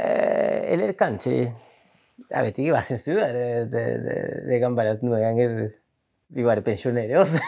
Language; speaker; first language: Norwegian; non-native, fluent; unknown